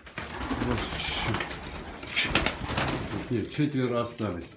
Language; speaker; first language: Russian; native; Russian